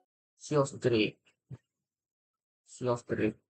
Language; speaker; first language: Russian; non-native, learner; English